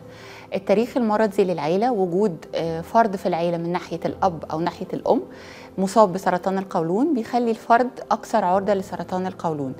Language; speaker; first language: Arabic; native; Arabic